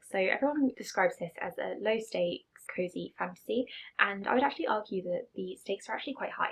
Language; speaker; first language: English; native; English